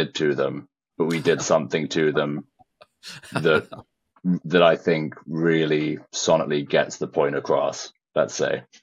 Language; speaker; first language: English; native; English